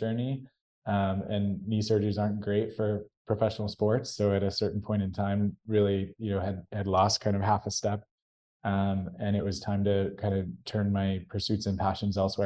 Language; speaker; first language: English; native; English